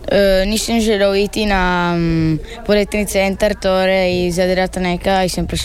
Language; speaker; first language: Slovenian; early bilingual, heritage; Italian